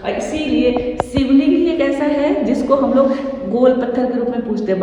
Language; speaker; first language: Hindi; native; Hindi